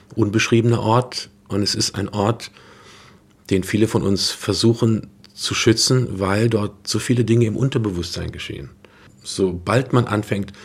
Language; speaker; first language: German; native; German